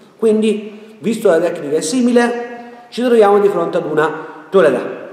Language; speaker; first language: Italian; native; Italian